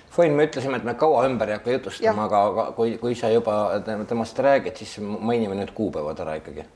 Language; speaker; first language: Estonian; native; Estonian